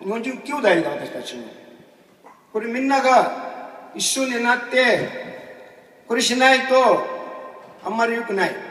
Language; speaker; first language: Japanese; non-native, fluent; Urdu